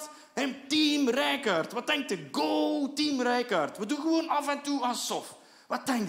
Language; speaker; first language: Dutch; native; Dutch